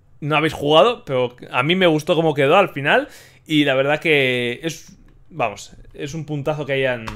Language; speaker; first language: Spanish; native; Spanish